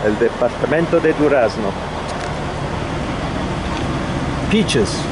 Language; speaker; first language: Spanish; non-native, learner; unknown